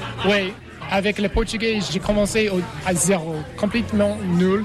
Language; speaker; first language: French; non-native, learner; English